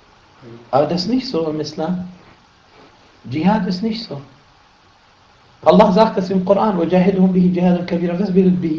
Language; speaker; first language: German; non-native, fluent; Arabic